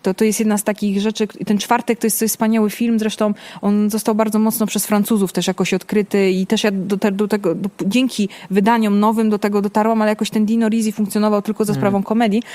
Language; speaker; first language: Polish; early bilingual, other home language; Italian